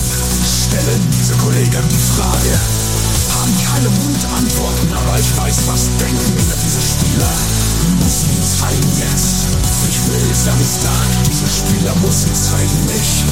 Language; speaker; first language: German; non-native, learner; Italian